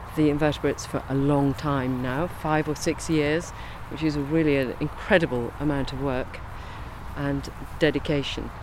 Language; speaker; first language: English; native; English